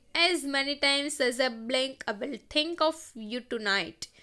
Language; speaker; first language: English; non-native, local second language; Gujarati